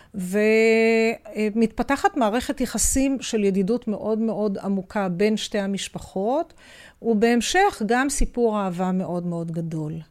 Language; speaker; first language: Hebrew; native; Hebrew